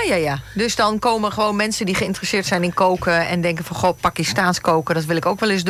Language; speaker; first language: Dutch; native; Dutch